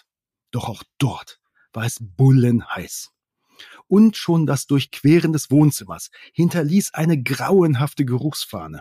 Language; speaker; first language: German; native; German